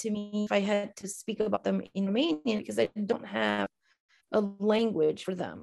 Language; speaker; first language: English; non-native, fluent; Romanian